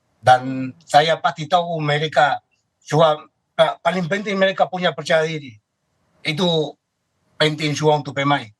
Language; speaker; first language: Indonesian; non-native, fluent; Spanish